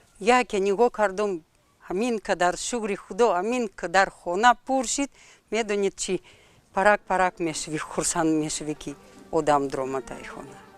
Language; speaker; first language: Tajik; non-native, fluent; Russian